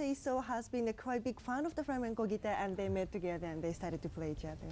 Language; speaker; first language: English; non-native, fluent; Japanese